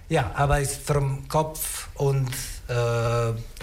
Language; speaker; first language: German; non-native, learner; Italian